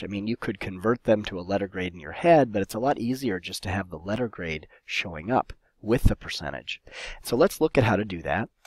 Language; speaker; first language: English; native; English